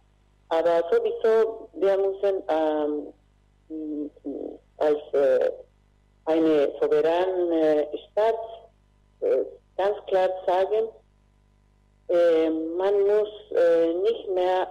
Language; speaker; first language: German; non-native, learner; Spanish